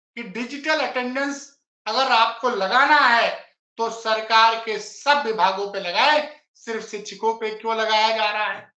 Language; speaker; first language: Hindi; native; Hindi